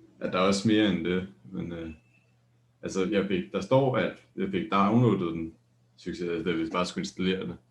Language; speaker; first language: Danish; native; Danish